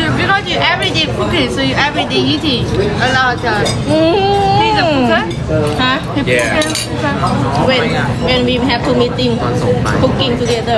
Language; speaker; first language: English; non-native, learner; Thai